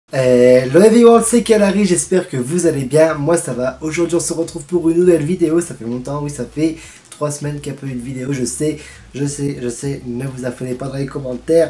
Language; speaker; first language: French; native; French